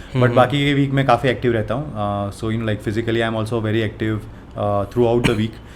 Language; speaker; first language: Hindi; non-native, local second language; Gujarati